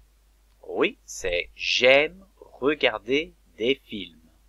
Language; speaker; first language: French; non-native, fluent; English